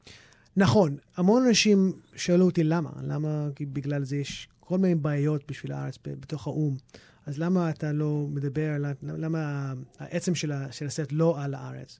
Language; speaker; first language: Hebrew; early bilingual, heritage; English